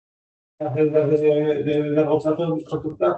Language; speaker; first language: Spanish; native; Spanish